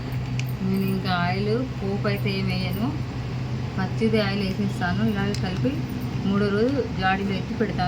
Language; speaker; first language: Telugu; native; Telugu